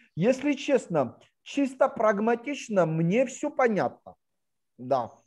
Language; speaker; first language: Russian; non-native, local second language; Georgian